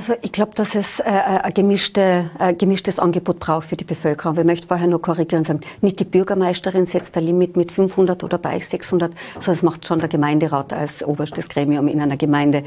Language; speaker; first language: German; native; German